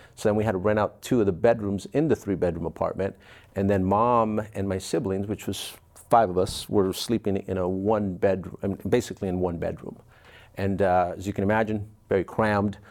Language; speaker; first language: English; early bilingual, other home language; Spanish